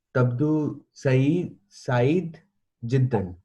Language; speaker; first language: Arabic; non-native, learner; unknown